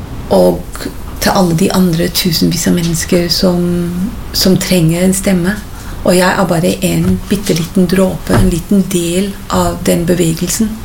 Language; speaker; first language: Norwegian; non-native, fluent; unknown